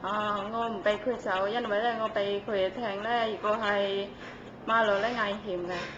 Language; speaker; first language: Cantonese; non-native, learner; Indonesian